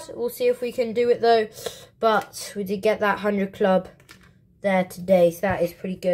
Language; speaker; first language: English; native; English